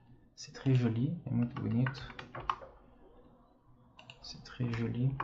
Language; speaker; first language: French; non-native, fluent; Portuguese